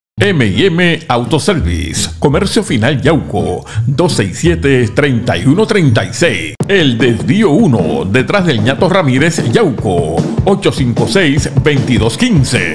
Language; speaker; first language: Spanish; native; Spanish